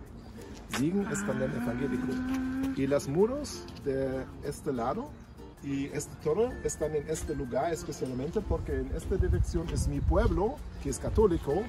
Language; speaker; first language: Spanish; non-native, learner; German